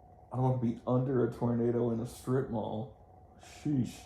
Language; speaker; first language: English; native; English